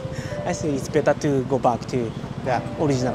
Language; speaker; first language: English; non-native, learner; Japanese